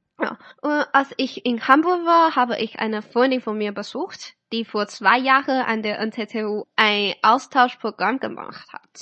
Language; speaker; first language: German; non-native, fluent; Chinese